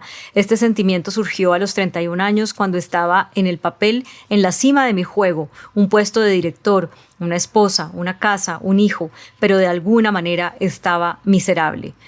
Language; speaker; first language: Spanish; native; Spanish